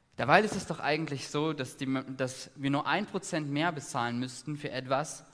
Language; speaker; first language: German; native; German